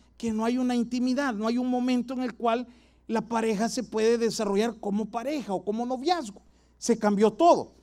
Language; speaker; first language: Spanish; native; Spanish